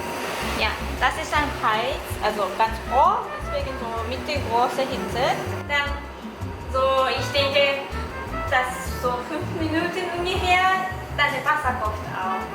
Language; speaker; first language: German; non-native, learner; Japanese